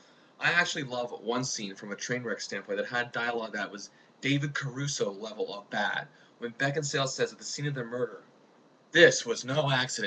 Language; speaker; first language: English; native; English